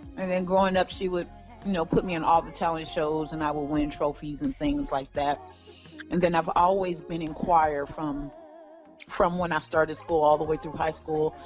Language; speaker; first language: English; native; English